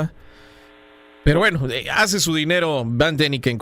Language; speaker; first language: Spanish; native; Spanish